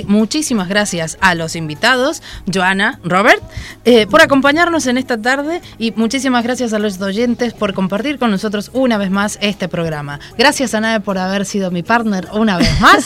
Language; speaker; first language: Spanish; native; Spanish